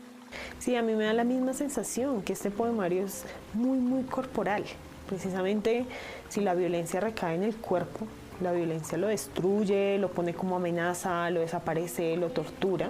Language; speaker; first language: Spanish; native; Spanish